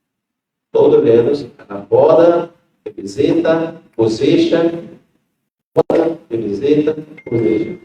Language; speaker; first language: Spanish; non-native, learner; Portuguese